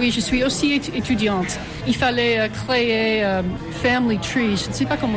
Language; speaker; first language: French; non-native, fluent; English